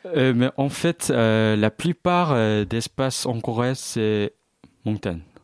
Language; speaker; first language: French; non-native, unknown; Korean